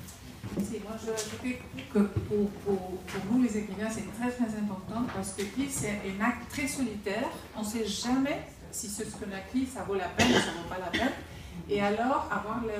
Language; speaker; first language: French; non-native, fluent; Spanish